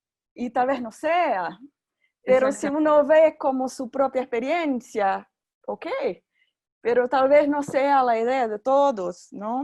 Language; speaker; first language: Spanish; non-native, fluent; Portuguese